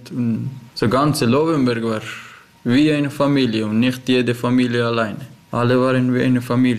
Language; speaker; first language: German; non-native, learner; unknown